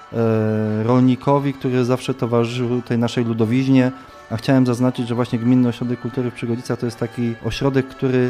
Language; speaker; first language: Polish; native; Polish